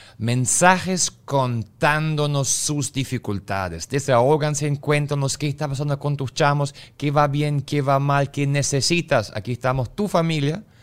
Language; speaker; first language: Spanish; non-native, fluent; German